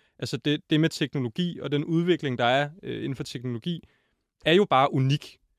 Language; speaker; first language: Danish; native; Danish